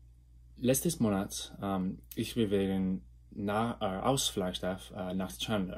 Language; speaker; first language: German; non-native, learner; English